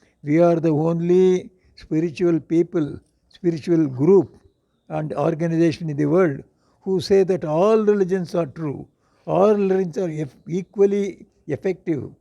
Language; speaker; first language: English; non-native, local second language; Kannada